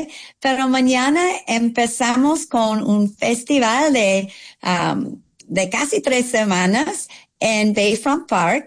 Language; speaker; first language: Spanish; non-native, fluent; English